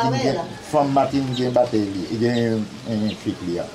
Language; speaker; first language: Spanish; non-native, learner; Haitian Creole